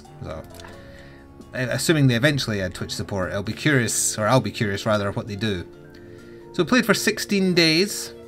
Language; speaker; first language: English; native; English